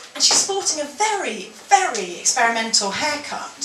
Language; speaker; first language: English; native; English